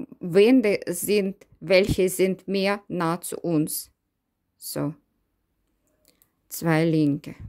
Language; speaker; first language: German; non-native, learner; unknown